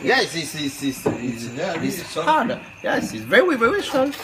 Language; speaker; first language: English; non-native, learner; Réunion Creole French